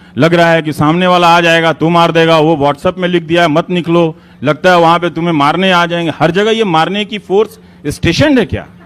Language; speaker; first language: Hindi; native; Hindi